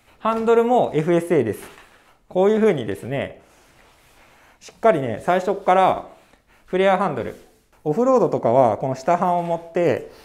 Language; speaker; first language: Japanese; native; Japanese